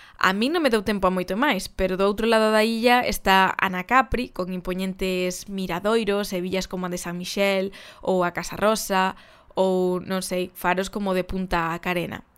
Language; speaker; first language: Galician; native; Galician